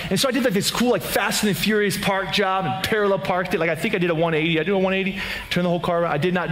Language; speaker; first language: English; native; English